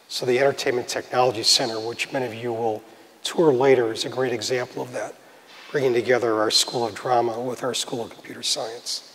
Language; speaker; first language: English; native; English